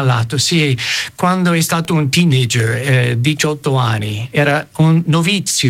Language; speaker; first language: Italian; non-native, fluent; English